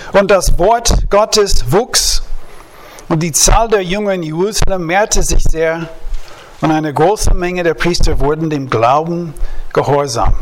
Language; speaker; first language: German; non-native, fluent; English